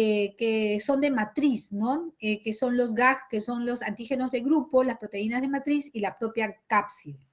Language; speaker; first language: Spanish; native; Spanish